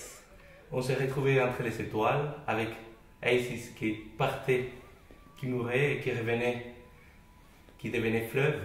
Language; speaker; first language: French; non-native, fluent; Spanish